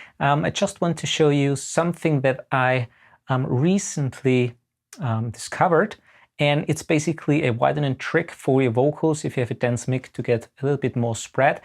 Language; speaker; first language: English; non-native, fluent; German